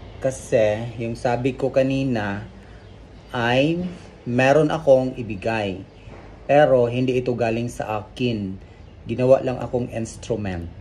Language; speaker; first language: Filipino; non-native, local second language; Cebuano